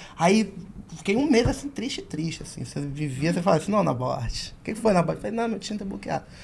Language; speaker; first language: Portuguese; native; Portuguese